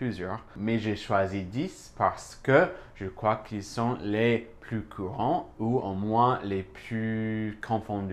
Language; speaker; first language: French; non-native, fluent; English